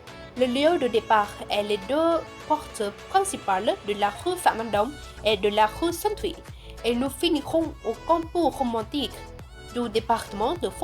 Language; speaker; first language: French; non-native, learner; Vietnamese